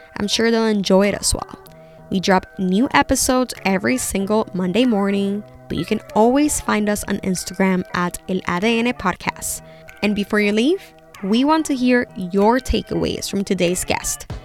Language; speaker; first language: English; non-native, local second language; Spanish